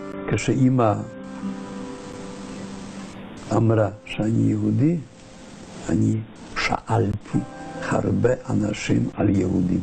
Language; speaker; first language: Hebrew; non-native, learner; Polish